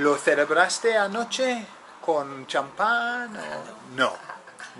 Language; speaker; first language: Spanish; native; Spanish